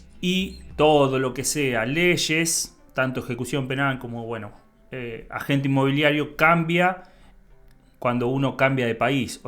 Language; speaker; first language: Spanish; native; Spanish